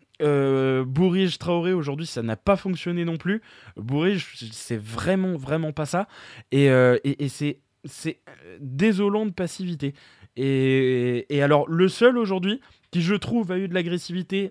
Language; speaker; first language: French; native; French